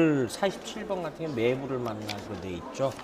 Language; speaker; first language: Korean; native; Korean